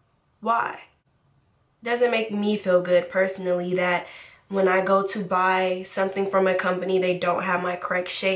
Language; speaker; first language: English; native; English